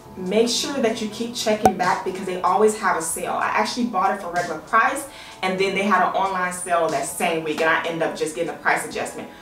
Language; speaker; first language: English; native; English